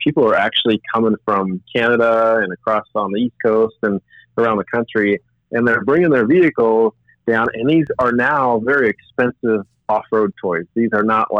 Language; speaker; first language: English; native; English